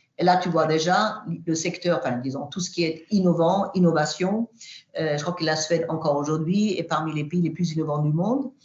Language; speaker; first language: French; non-native, fluent; Swedish